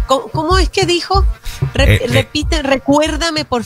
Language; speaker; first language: Spanish; native; Spanish